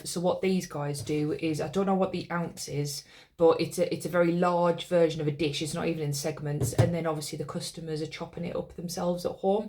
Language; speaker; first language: English; native; English